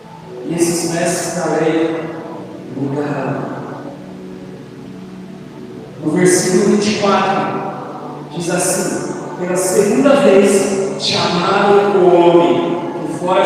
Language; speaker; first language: Portuguese; native; Portuguese